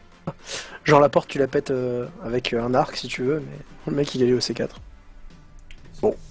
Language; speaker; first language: French; native; French